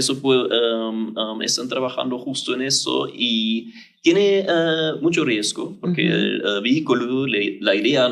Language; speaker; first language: Spanish; non-native, fluent; German